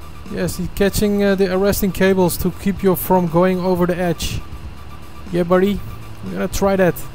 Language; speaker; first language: English; non-native, fluent; Turkish